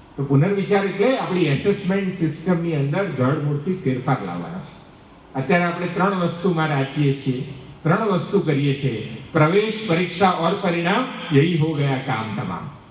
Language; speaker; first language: Gujarati; native; Gujarati